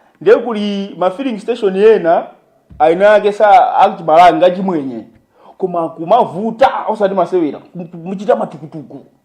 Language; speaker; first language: Nyanja; native; Nyanja